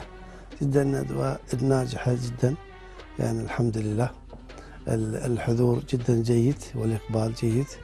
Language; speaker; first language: Arabic; non-native, fluent; Turkish